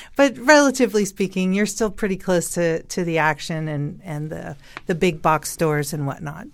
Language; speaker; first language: English; native; English